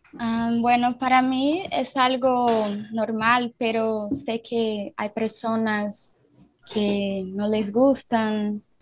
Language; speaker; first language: Spanish; non-native, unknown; Portuguese